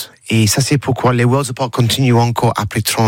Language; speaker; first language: French; non-native, learner; English